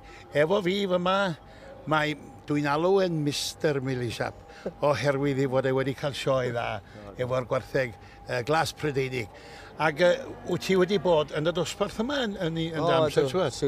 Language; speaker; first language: Welsh; native; Welsh